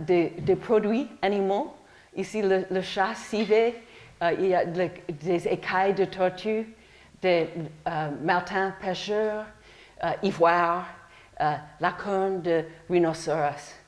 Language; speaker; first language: French; non-native, fluent; English